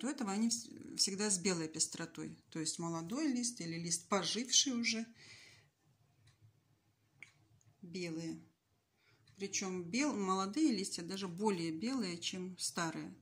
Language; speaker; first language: Russian; native; Russian